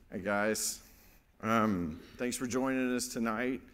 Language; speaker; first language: English; native; English